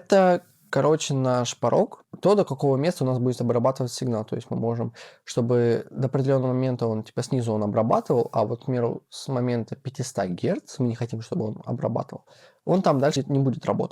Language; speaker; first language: Russian; native; Russian